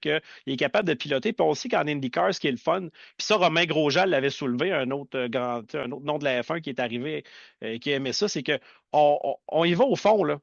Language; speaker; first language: French; native; French